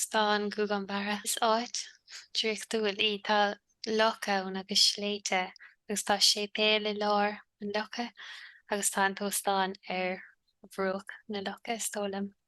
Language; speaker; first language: Irish; native; Irish